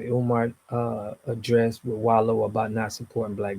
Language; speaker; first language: English; native; English